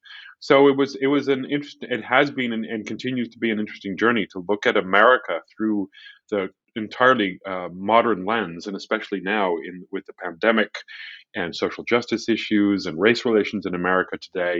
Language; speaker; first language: English; native; English